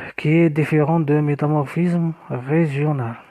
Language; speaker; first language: French; non-native, local second language; Arabic